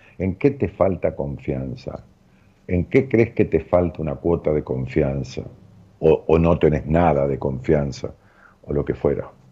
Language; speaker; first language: Spanish; native; Spanish